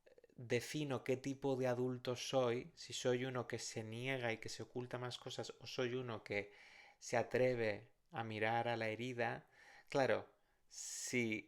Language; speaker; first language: Spanish; native; Spanish